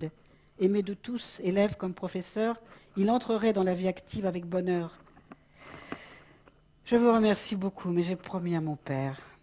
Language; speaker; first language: French; native; French